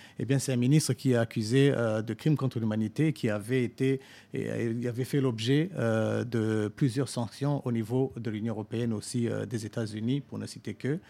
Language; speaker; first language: French; non-native, local second language; Rundi